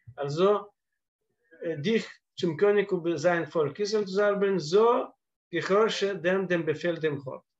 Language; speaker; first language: German; non-native, fluent; Russian